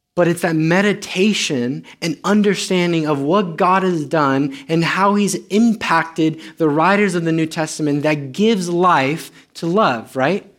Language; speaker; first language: English; non-native, fluent; Romanian